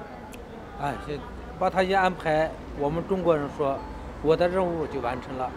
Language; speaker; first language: Chinese; native; Chinese